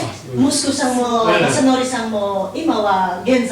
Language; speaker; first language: Japanese; non-native, learner; Filipino